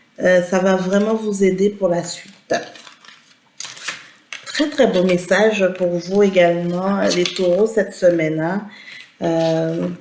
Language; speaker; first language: French; native; French